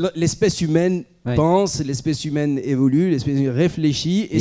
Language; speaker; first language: French; non-native, local second language; Arabic